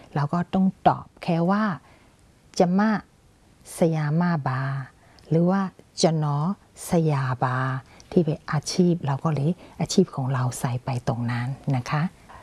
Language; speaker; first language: Thai; non-native, fluent; Burmese